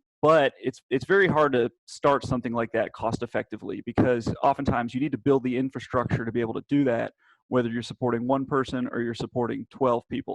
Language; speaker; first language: English; native; English